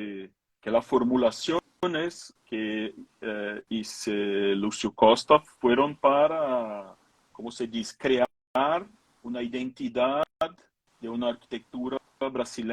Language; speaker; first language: Spanish; non-native, fluent; Portuguese